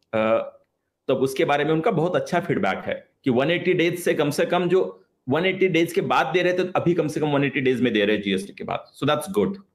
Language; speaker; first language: Hindi; non-native, local second language; Marathi